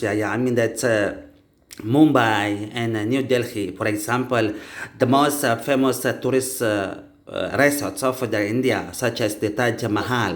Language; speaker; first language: English; non-native, learner; Indonesian